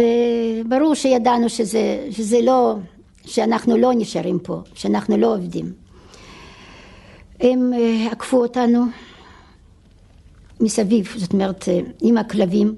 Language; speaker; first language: Hebrew; non-native, fluent; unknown